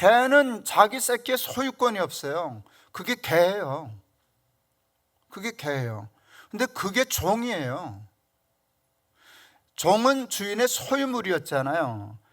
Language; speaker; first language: Korean; native; Korean